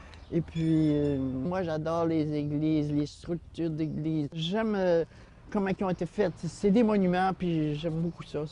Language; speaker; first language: French; native; French